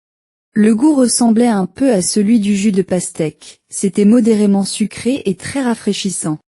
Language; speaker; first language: French; non-native, learner; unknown